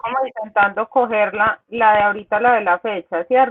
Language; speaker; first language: Spanish; native; Spanish